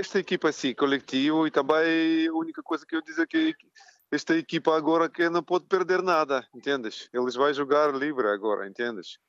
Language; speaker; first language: Portuguese; non-native, learner; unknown